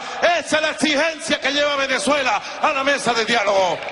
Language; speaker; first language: Spanish; native; Spanish